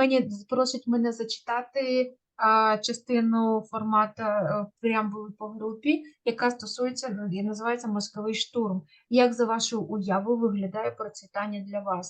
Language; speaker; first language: Ukrainian; native; Ukrainian